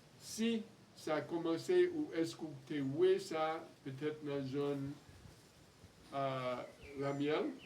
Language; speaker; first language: Haitian Creole; non-native, fluent; English